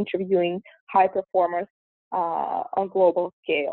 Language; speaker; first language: English; non-native, fluent; Russian